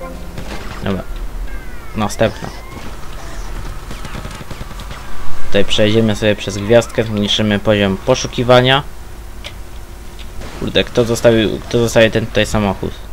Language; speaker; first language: Polish; native; Polish